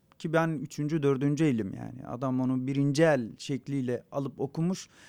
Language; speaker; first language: Turkish; non-native, local second language; Zaza